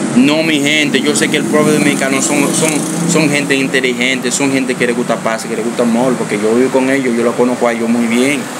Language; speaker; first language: Spanish; non-native, fluent; Haitian Creole